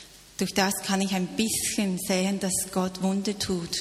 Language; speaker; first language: German; non-native, learner; Cantonese